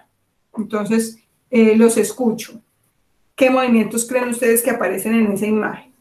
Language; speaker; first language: Spanish; native; Spanish